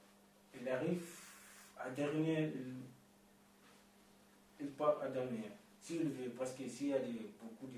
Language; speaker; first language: French; non-native, learner; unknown